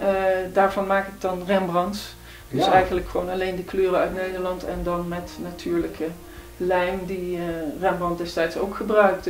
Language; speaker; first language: Dutch; native; Dutch